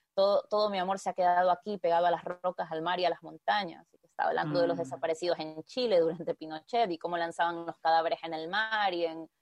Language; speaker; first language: Spanish; native; Spanish